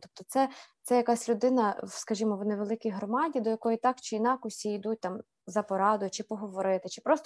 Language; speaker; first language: Ukrainian; native; Ukrainian